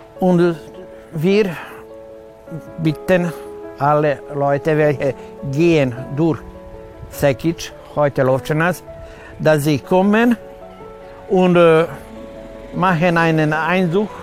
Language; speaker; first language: German; non-native, learner; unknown